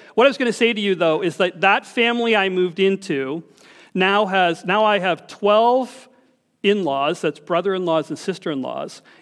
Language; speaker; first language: English; native; English